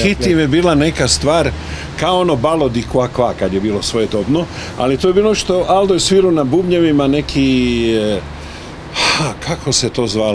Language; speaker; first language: Serbian; native; Serbian